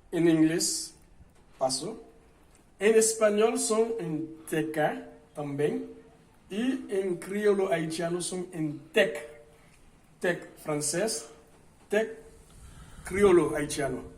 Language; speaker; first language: Portuguese; non-native, fluent; Haitian Creole